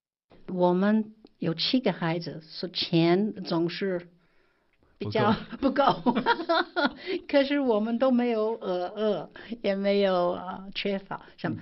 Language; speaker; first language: Chinese; non-native, fluent; English